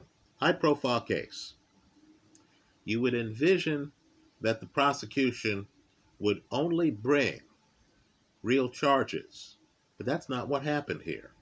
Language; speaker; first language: English; native; English